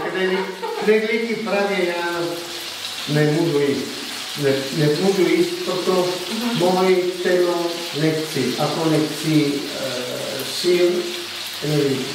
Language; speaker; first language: Czech; non-native, learner; Italian